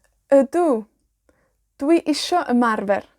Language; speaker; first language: Welsh; non-native, fluent; Spanish